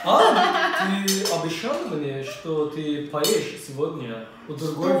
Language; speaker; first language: Russian; non-native, learner; Turkish